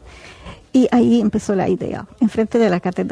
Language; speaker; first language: Spanish; non-native, fluent; Arabic